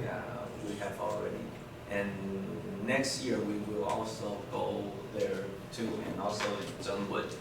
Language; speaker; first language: English; non-native, fluent; Chinese